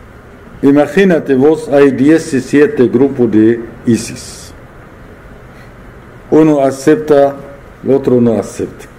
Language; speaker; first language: Spanish; non-native, fluent; Arabic